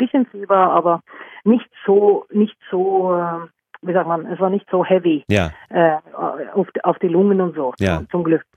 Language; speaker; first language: German; non-native, fluent; Norwegian